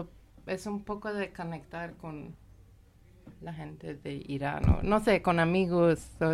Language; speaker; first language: Spanish; non-native, learner; Persian